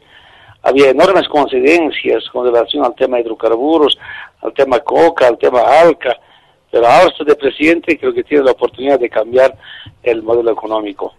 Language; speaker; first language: Spanish; native; Spanish